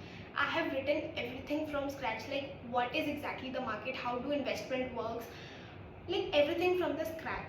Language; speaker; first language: English; non-native, local second language; Hindi